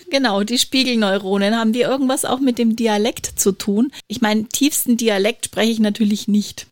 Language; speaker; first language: German; native; German